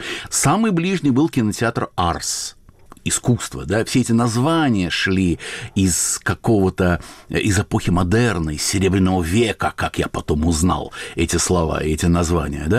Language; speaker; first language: Russian; native; Russian